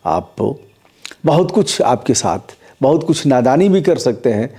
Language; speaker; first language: Hindi; native; Hindi